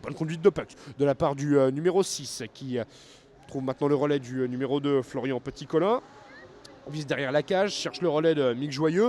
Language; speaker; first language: French; native; French